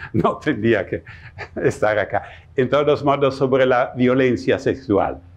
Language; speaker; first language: Spanish; non-native, fluent; Italian